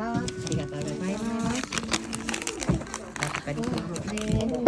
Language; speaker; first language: Japanese; native; Japanese